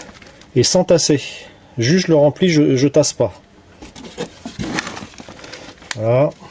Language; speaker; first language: French; native; French